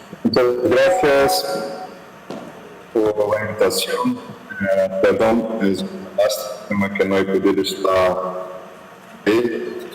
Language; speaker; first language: Spanish; non-native, fluent; Portuguese